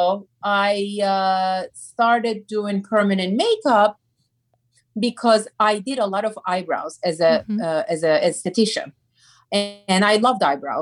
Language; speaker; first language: English; non-native, fluent; Turkish